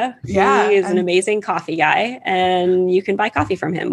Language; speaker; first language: English; native; English